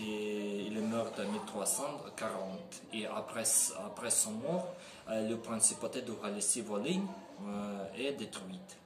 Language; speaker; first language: French; non-native, learner; Ukrainian